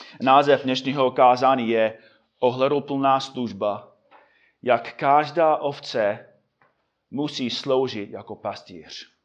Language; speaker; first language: Czech; non-native, fluent; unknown